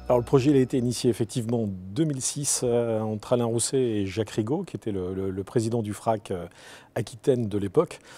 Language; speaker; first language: French; native; French